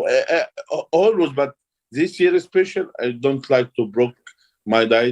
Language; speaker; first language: English; non-native, learner; Arabic